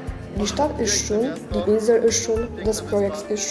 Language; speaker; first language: German; non-native, learner; Polish